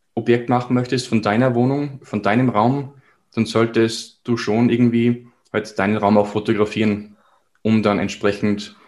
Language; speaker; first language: German; native; German